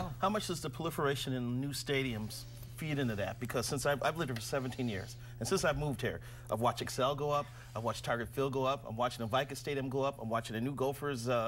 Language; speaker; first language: English; native; English